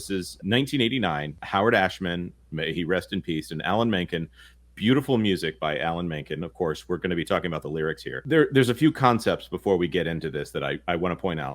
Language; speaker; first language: English; native; English